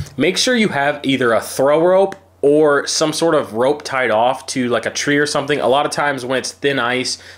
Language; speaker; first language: English; native; English